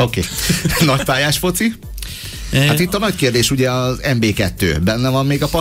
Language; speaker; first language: Hungarian; native; Hungarian